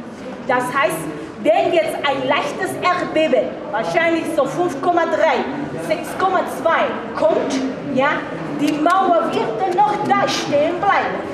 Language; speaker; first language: German; non-native, fluent; Spanish